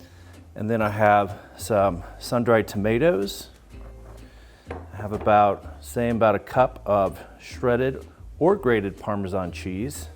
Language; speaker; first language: English; native; English